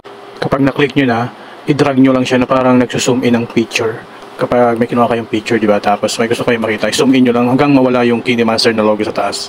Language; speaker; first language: Filipino; native; Filipino